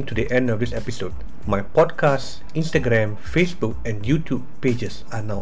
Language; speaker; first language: English; non-native, local second language; Tamil